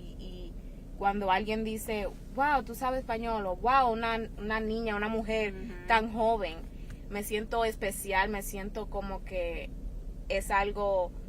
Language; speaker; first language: Spanish; early bilingual, heritage; Spanish